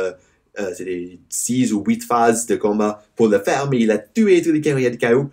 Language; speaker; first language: French; non-native, learner; English